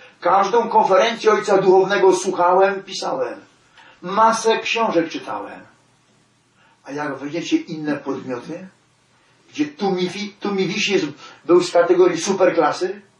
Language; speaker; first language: Polish; native; Polish